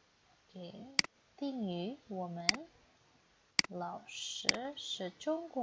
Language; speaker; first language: Chinese; non-native, fluent; Indonesian